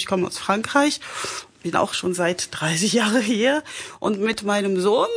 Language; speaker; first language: German; non-native, fluent; French